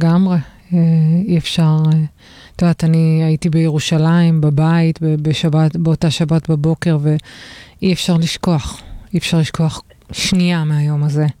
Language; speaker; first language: Hebrew; native; Hebrew